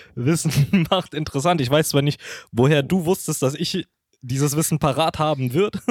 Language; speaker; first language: German; early bilingual, other home language; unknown